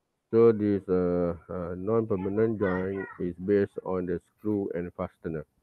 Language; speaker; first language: English; non-native, local second language; Malay